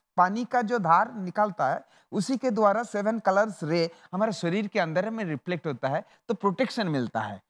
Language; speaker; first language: Hindi; non-native, local second language; Bangla